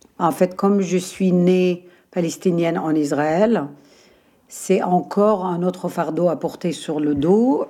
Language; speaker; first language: French; non-native, fluent; Arabic